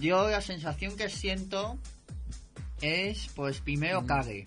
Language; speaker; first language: Spanish; native; Spanish